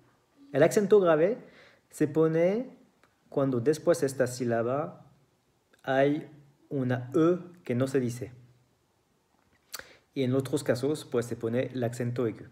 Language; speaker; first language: Spanish; non-native, fluent; French